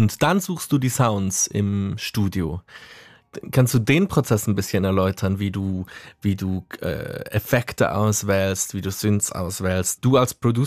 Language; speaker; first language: German; native; German